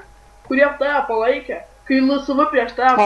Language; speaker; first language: Lithuanian; native; Lithuanian